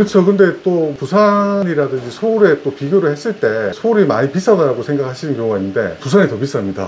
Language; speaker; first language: Korean; native; Korean